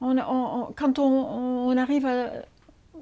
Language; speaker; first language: French; non-native, fluent; English